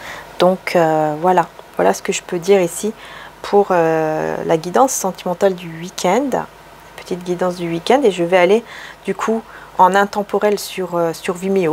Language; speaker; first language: French; native; French